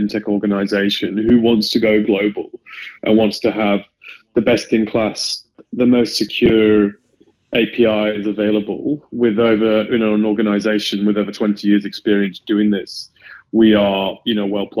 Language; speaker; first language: English; native; English